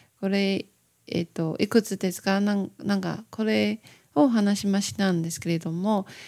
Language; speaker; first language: Japanese; non-native, learner; Chinese